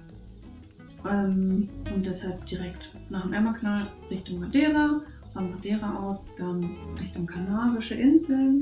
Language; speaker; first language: German; native; German